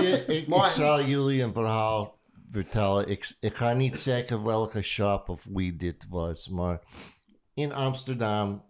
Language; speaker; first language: Dutch; non-native, learner; English